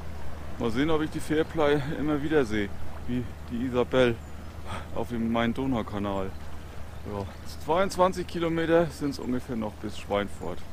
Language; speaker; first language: German; native; German